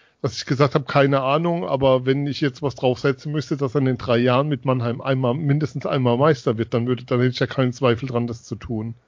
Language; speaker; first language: German; native; German